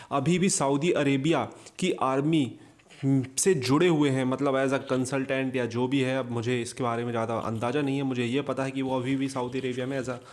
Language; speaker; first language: Hindi; native; Hindi